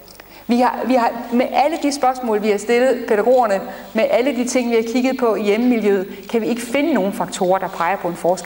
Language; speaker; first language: Danish; native; Danish